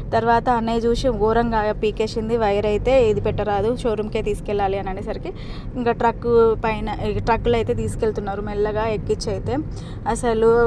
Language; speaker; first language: Telugu; native; Telugu